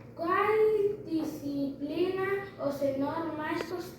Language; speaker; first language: Portuguese; non-native, learner; Spanish